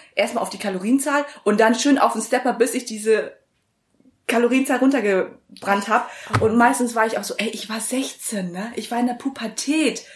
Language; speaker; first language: German; early bilingual, other home language; Vietnamese